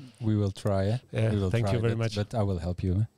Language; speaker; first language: English; non-native, learner; French